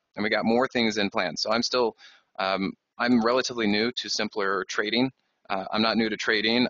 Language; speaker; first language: English; native; English